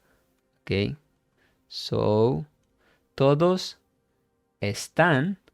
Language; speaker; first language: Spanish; non-native, fluent; English